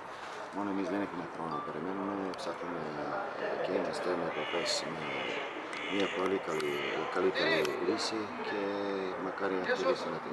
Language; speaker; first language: Greek; non-native, fluent; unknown